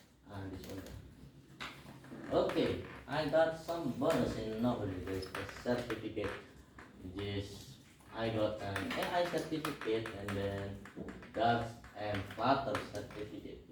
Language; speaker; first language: English; non-native, learner; Indonesian